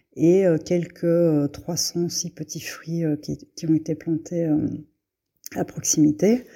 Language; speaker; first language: French; native; French